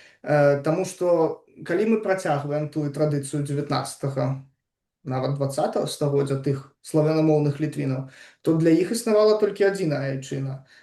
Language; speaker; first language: Belarusian; non-native, local second language; Russian